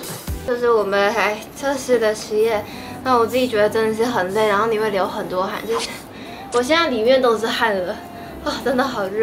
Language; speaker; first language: Chinese; native; Chinese